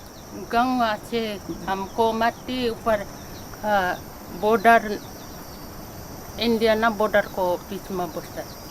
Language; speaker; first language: Hindi; non-native, local second language; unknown